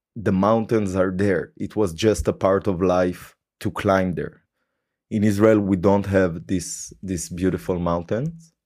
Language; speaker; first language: English; non-native, fluent; Hebrew